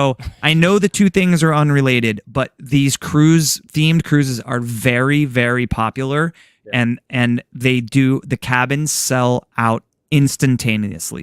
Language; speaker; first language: English; native; English